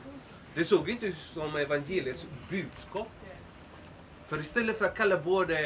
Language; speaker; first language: Swedish; non-native, fluent; Spanish